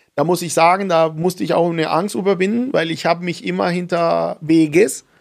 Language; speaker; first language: German; non-native, fluent; Spanish